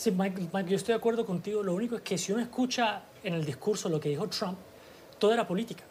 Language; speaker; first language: Spanish; early bilingual, heritage; Spanish